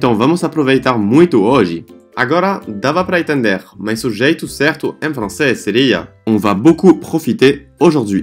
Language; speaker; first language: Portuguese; non-native, fluent; French